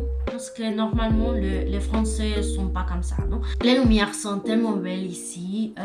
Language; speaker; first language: French; non-native, learner; Spanish